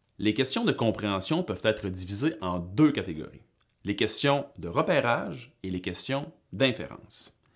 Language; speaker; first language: French; native; French